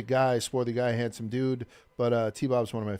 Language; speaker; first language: English; native; English